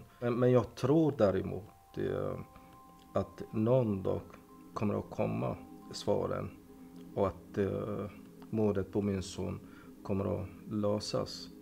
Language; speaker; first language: Swedish; non-native, fluent; Somali